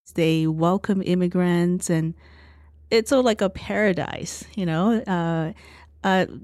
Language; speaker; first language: English; non-native, fluent; Japanese